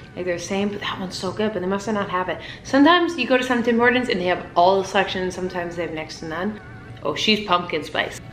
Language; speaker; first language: English; native; English